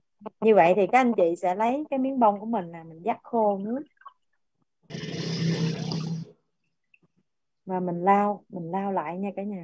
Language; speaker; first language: Vietnamese; native; Vietnamese